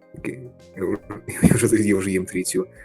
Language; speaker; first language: Russian; early bilingual, heritage; Russian